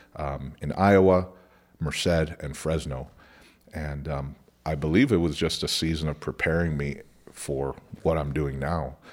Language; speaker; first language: English; early bilingual, other home language; Spanish